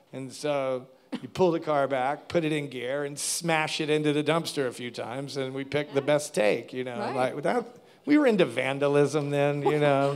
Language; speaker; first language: English; native; English